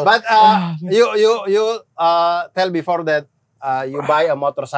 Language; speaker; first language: English; non-native, learner; Indonesian